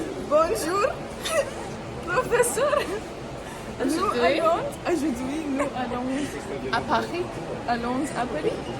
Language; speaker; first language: French; non-native, learner; Lithuanian